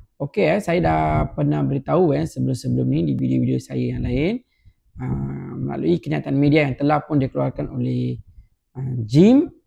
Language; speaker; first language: Malay; non-native, local second language; Tamil